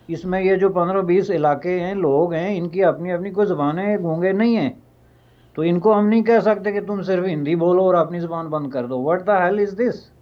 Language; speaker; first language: Urdu; non-native, local second language; Pahari-Potwari